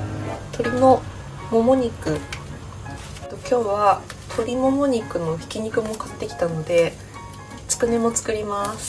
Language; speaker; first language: Japanese; non-native, local second language; Chinese